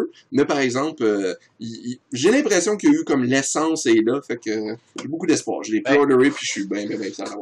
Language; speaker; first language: French; native; French